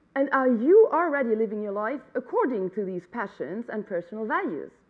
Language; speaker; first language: English; non-native, fluent; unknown